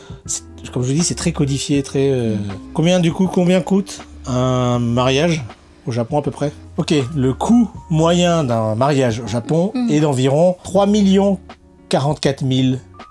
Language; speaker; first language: French; native; French